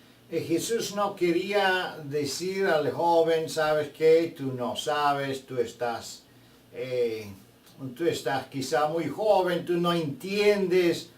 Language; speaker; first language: Spanish; non-native, fluent; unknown